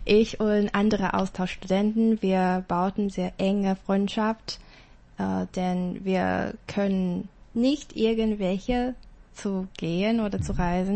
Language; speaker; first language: German; non-native, learner; Chinese